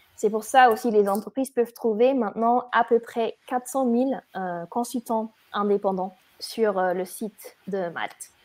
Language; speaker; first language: French; non-native, fluent; German